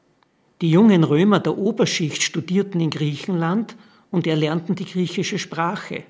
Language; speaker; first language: German; native; German